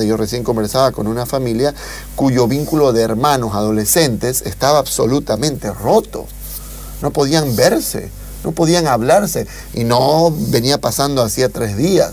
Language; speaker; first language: Spanish; native; Spanish